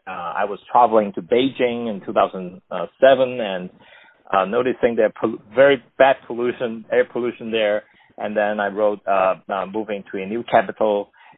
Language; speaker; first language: English; non-native, local second language; Cantonese